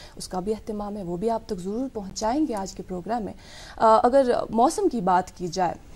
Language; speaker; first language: Hindi; non-native, local second language; Kashmiri